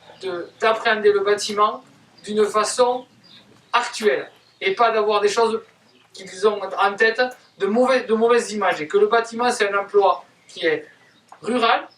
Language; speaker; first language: French; native; French